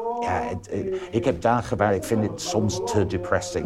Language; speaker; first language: Dutch; non-native, fluent; English